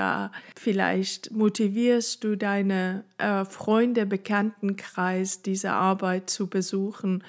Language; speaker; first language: German; non-native, fluent; Persian